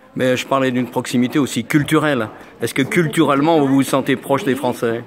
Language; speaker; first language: French; native; French